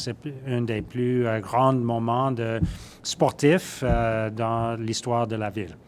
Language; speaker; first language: French; non-native, learner; English